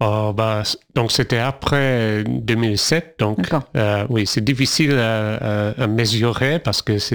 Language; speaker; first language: French; non-native, fluent; English